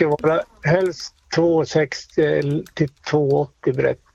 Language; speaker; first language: Swedish; native; Swedish